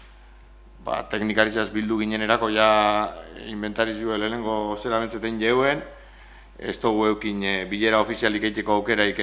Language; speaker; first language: Basque; native; Basque